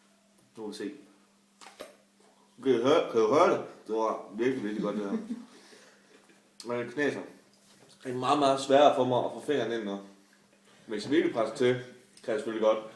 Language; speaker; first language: Danish; native; Danish